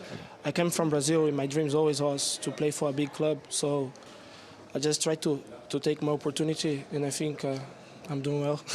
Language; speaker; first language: English; non-native, learner; Portuguese